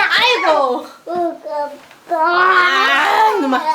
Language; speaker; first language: Korean; native; Korean